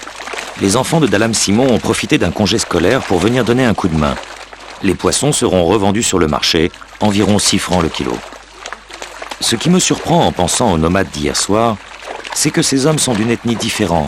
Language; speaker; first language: French; native; French